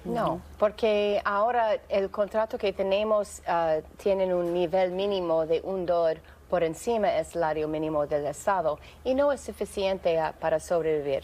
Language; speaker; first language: Spanish; non-native, fluent; English